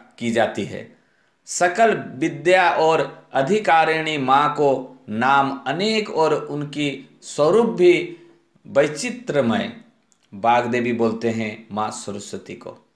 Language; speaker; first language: Hindi; non-native, local second language; Odia